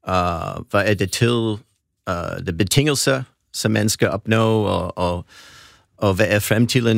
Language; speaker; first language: Danish; non-native, fluent; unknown